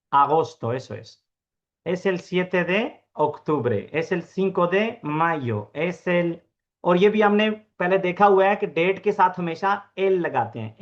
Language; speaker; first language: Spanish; non-native, fluent; Urdu